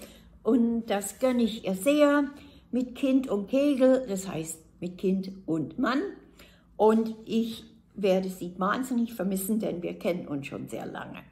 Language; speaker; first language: German; non-native, fluent; English